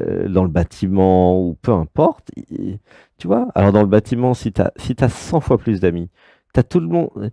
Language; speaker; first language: French; native; French